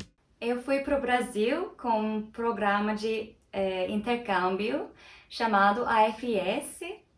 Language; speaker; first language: Portuguese; non-native, fluent; Turkish